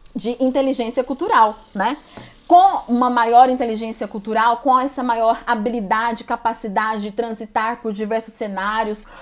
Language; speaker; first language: Portuguese; native; Portuguese